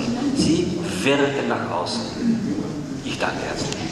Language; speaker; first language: German; non-native, fluent; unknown